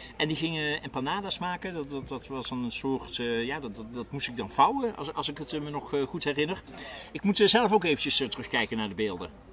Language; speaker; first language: Dutch; native; Dutch